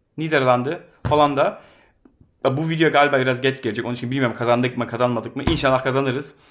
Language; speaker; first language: Turkish; early bilingual, heritage; Turkish